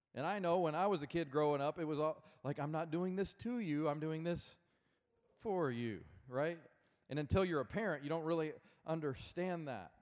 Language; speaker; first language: English; native; English